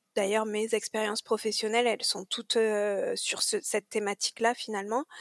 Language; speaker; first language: French; native; French